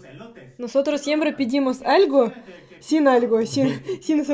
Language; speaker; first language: Spanish; non-native, learner; Russian